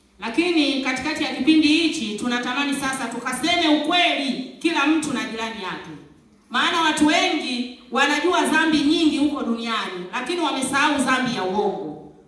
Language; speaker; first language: Swahili; native; Swahili